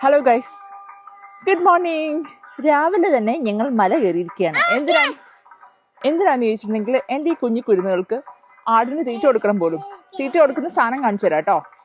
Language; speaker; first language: Malayalam; native; Malayalam